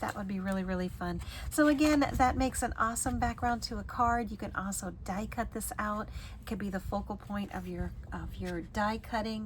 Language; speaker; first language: English; native; English